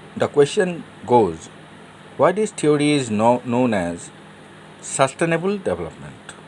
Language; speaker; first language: English; non-native, local second language; Assamese